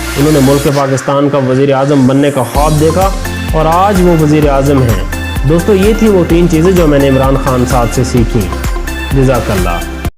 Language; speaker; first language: Urdu; native; Urdu